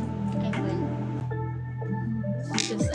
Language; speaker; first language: English; non-native, local second language; Filipino